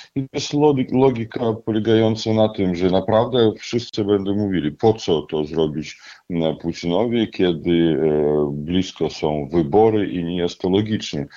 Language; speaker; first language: Polish; non-native, fluent; Russian